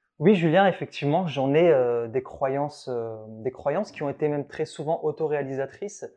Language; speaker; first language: French; early bilingual, other home language; Arabic